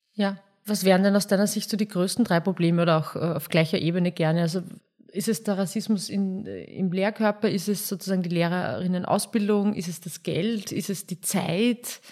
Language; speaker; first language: German; native; German